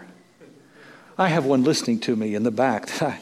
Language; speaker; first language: English; native; English